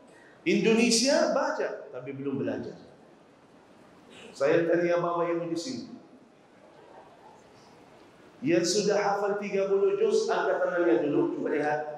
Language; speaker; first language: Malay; non-native, fluent; Arabic